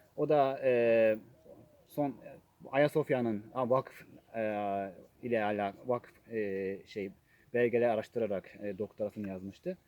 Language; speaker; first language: Turkish; non-native, fluent; Japanese